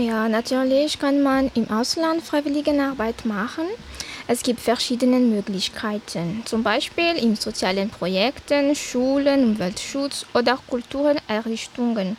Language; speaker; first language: German; non-native, fluent; Malagasy